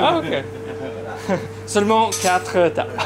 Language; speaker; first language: French; non-native, learner; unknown